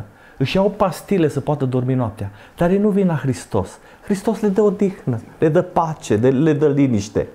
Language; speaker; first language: Romanian; native; Romanian